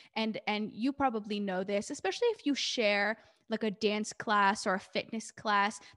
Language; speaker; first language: English; early bilingual, other home language; Hebrew